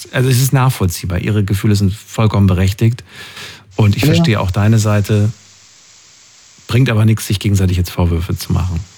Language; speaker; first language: German; native; German